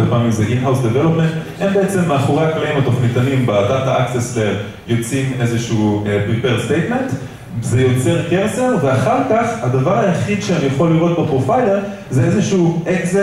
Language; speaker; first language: Hebrew; native; Hebrew